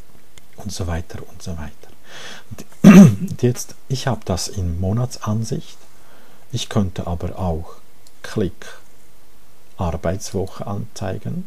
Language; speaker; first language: German; non-native, fluent; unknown